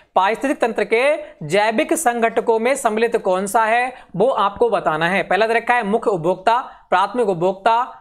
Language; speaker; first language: Hindi; native; Hindi